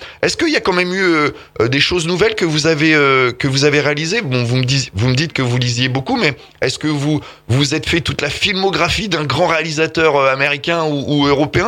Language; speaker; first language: French; native; French